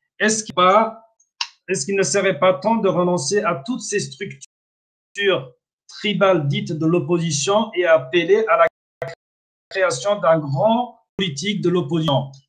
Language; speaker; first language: French; non-native, local second language; Somali